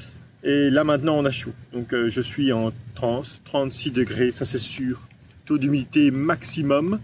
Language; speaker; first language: French; native; French